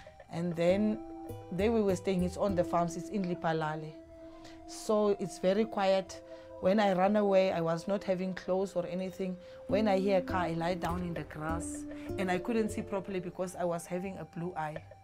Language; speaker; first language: English; non-native, local second language; Afrikaans